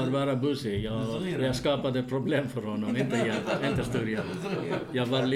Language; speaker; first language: Swedish; non-native, fluent; Arabic